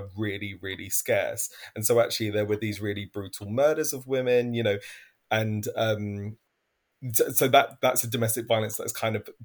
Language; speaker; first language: English; native; English